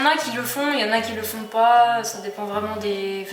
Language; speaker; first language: French; native; French